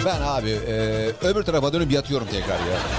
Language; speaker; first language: Turkish; native; Turkish